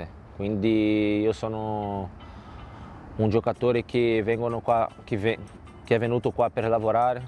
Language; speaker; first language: Italian; non-native, fluent; Portuguese